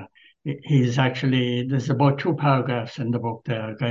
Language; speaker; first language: English; native; English